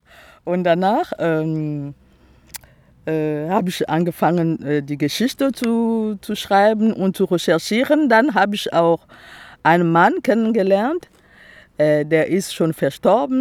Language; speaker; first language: German; non-native, fluent; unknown